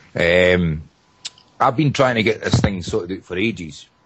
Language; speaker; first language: English; native; English